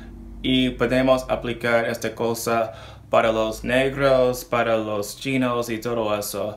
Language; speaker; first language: Spanish; non-native, learner; English